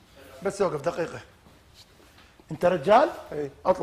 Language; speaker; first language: Arabic; native; Arabic